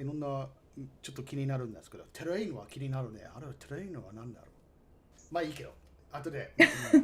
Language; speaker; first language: Japanese; non-native, fluent; English